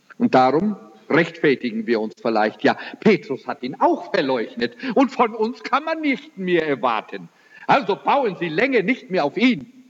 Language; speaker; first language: German; early bilingual, heritage; German